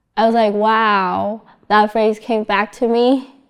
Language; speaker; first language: English; non-native, fluent; Chinese